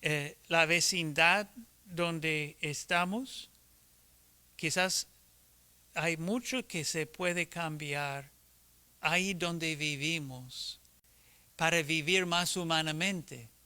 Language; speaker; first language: Spanish; non-native, fluent; English